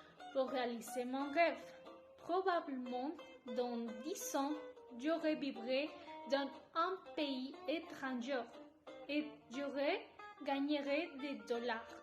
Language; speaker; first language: French; non-native, learner; Spanish